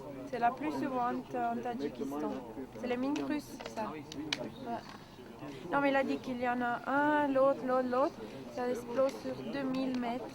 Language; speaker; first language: French; non-native, local second language; Italian